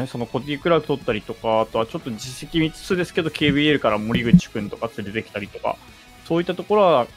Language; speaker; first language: Japanese; native; Japanese